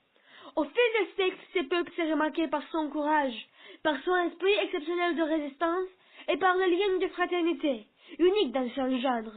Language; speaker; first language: French; non-native, learner; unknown